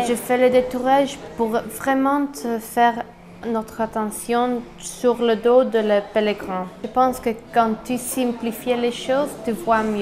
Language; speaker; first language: French; non-native, learner; Spanish